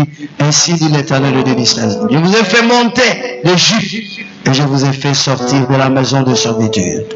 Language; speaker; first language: French; non-native, local second language; Lingala